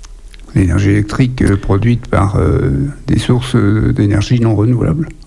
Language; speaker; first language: French; native; French